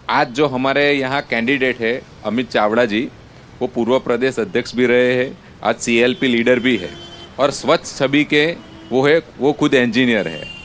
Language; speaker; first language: Hindi; non-native, local second language; Gujarati